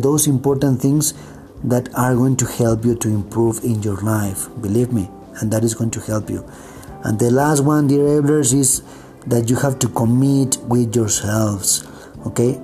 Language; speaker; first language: English; non-native, fluent; Spanish